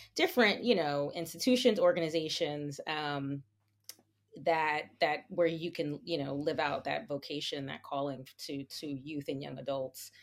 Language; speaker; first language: English; native; English